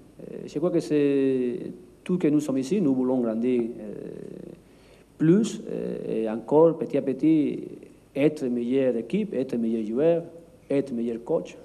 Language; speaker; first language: French; non-native, learner; Spanish